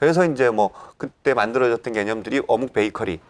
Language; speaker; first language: Korean; native; Korean